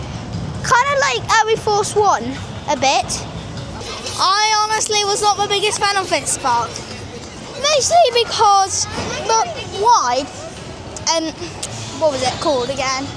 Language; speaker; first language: English; native; English